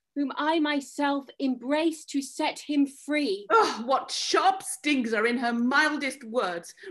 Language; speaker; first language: English; native; English